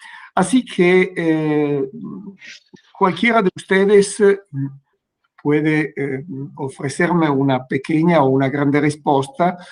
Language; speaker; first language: Spanish; non-native, fluent; Italian